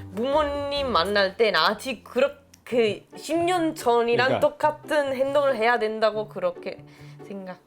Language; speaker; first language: Korean; non-native, fluent; Italian